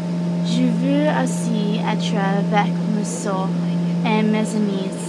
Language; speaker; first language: French; non-native, learner; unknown